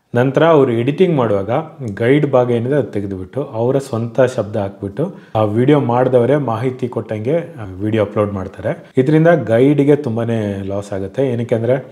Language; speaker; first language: Kannada; native; Kannada